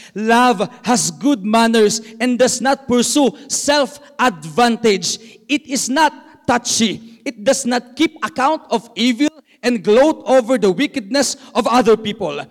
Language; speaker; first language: English; non-native, local second language; Filipino